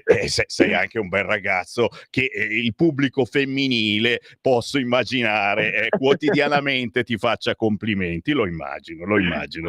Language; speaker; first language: Italian; native; Italian